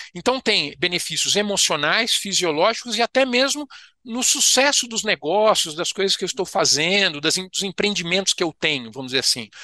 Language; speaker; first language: Portuguese; native; Portuguese